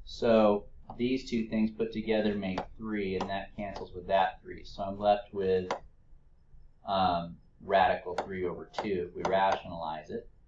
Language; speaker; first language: English; native; English